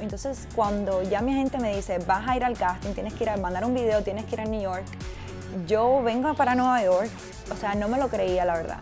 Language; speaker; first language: Spanish; native; Spanish